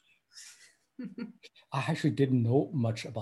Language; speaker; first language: English; non-native, fluent; Chinese